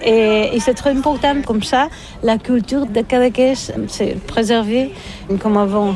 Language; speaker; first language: French; non-native, learner; Catalan